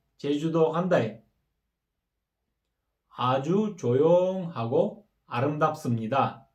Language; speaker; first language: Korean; non-native, fluent; Kyrgyz